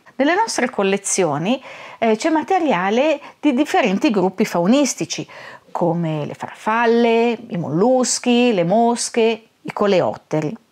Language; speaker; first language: Italian; native; Italian